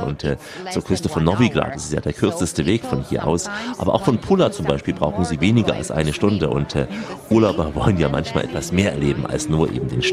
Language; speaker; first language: German; native; German